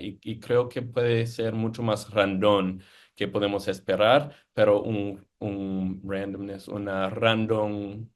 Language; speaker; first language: Spanish; non-native, fluent; English